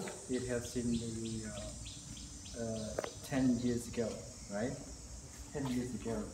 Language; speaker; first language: English; non-native, learner; Khmer